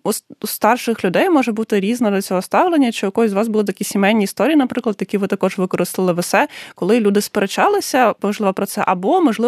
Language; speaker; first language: Ukrainian; native; Ukrainian